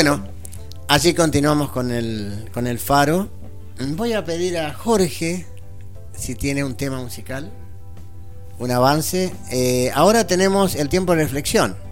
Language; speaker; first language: Spanish; native; Spanish